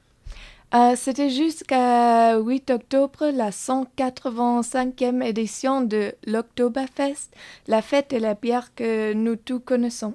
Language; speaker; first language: French; non-native, fluent; German